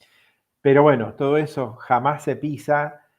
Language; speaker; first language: Spanish; native; Spanish